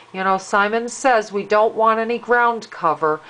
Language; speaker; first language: English; native; English